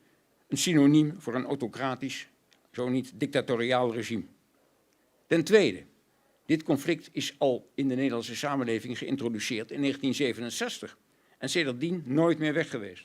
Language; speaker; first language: Dutch; native; Dutch